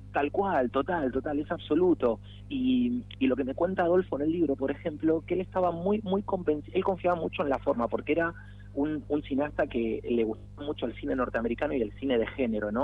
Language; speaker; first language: Spanish; native; Spanish